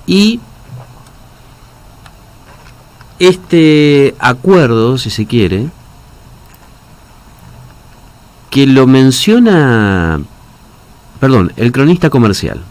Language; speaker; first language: Spanish; native; Spanish